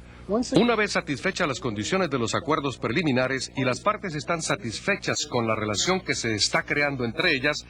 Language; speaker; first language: Spanish; native; Spanish